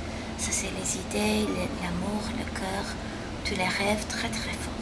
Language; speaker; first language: French; non-native, fluent; English